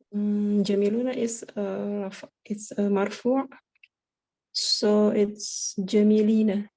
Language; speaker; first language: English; non-native, learner; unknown